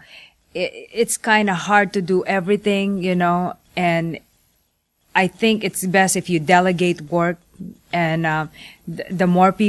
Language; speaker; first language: English; non-native, local second language; Pampanga